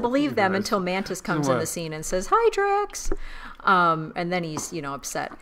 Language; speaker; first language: English; native; English